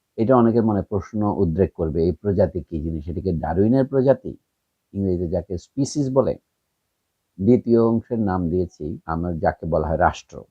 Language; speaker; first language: Bangla; native; Bangla